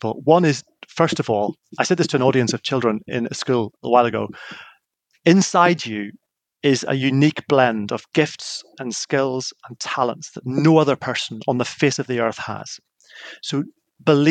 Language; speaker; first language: English; native; English